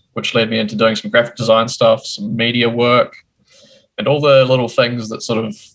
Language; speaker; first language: English; native; English